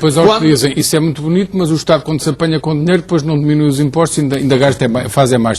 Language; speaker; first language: Portuguese; native; Portuguese